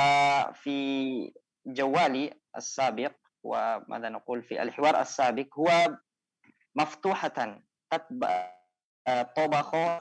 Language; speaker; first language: Arabic; non-native, fluent; Indonesian